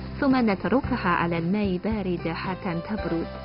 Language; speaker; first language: Arabic; non-native, fluent; Chinese